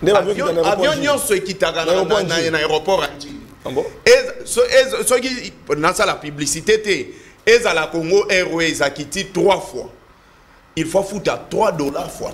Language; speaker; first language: French; non-native, local second language; Lingala